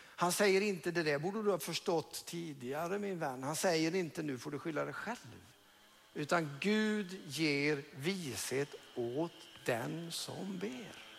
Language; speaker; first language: Swedish; non-native, fluent; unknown